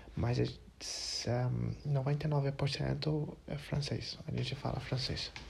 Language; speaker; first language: Portuguese; non-native, learner; English